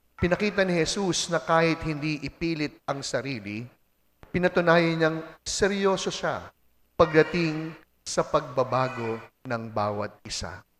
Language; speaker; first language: Filipino; native; Filipino